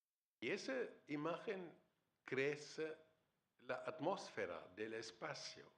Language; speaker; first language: Spanish; non-native, fluent; German